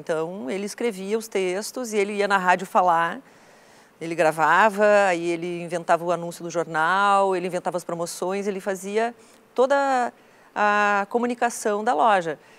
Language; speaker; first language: Portuguese; native; Portuguese